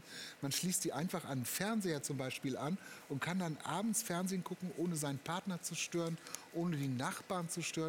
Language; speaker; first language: German; native; German